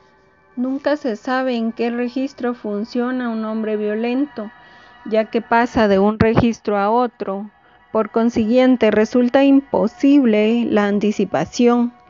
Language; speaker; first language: Spanish; native; Spanish